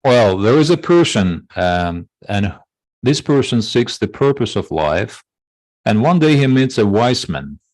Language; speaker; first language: English; non-native, fluent; Azerbaijani